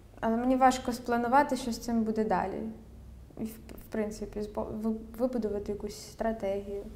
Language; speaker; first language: Ukrainian; native; Ukrainian